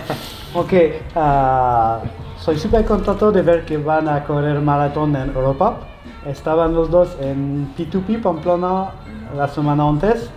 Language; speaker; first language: Spanish; non-native, learner; French